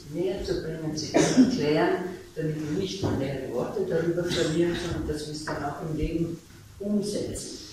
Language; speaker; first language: German; native; German